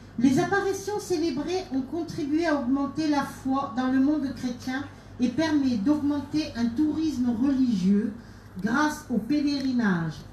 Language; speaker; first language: French; native; French